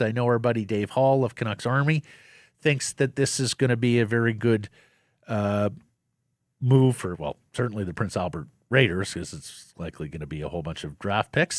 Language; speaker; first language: English; native; English